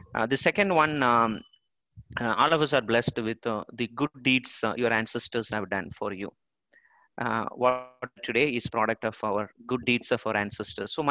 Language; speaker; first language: English; non-native, local second language; Malayalam